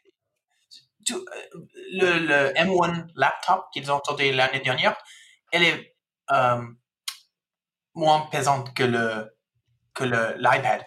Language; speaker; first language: French; non-native, fluent; English